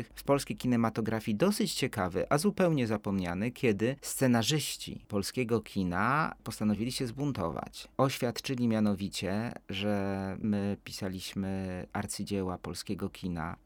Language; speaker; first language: Polish; native; Polish